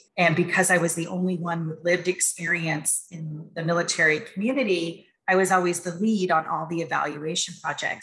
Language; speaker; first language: English; native; English